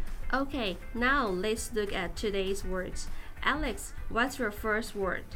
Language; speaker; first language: English; non-native, fluent; Chinese